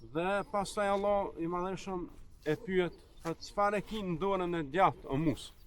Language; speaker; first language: Albanian; native; Albanian